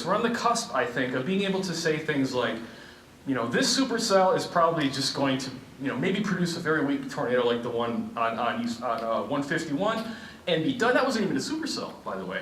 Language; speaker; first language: English; native; English